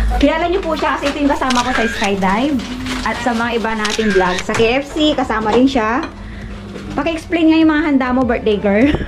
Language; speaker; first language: Filipino; native; Filipino